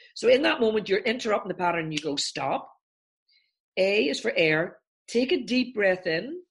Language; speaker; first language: English; native; English